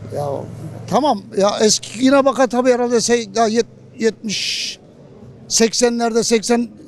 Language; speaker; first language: Turkish; native; Turkish